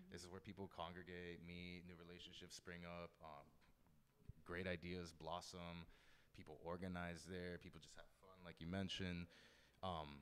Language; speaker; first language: English; native; English